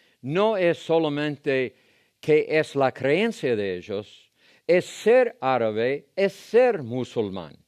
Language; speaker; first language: Spanish; non-native, fluent; English